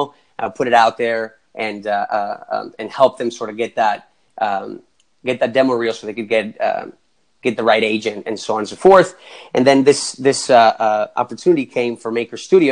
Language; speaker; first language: English; non-native, fluent; Spanish